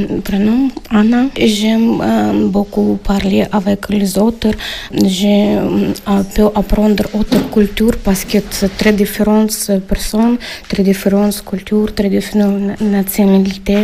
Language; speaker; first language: French; non-native, learner; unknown